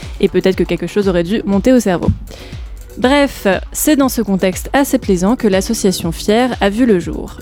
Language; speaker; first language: French; native; French